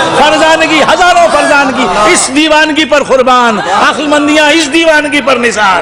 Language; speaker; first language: Urdu; native; Urdu